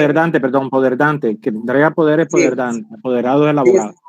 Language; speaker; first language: Spanish; native; Spanish